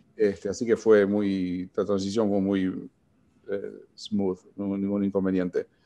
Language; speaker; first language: Spanish; native; Spanish